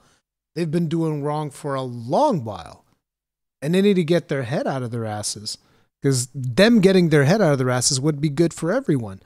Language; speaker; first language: English; native; English